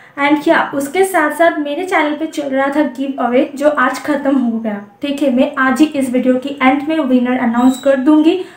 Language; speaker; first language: Hindi; non-native, local second language; Bangla